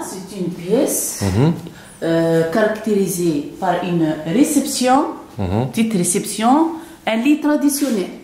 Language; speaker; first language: French; non-native, local second language; Arabic